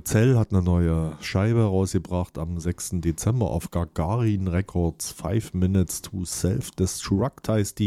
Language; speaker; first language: German; native; German